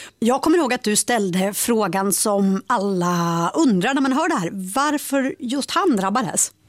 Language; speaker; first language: Swedish; native; Swedish